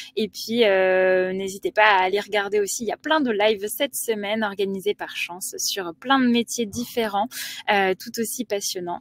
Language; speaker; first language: French; native; French